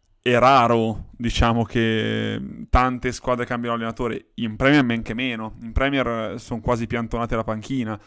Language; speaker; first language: Italian; native; Italian